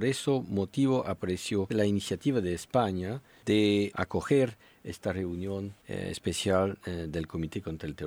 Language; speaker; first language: Spanish; non-native, fluent; French